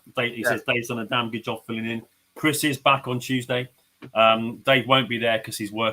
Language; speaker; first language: English; native; English